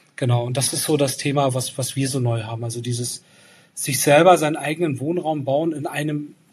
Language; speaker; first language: German; native; German